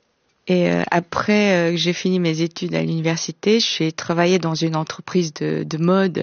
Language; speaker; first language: French; non-native, fluent; Korean